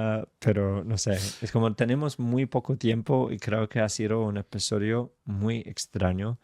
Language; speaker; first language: Spanish; non-native, fluent; English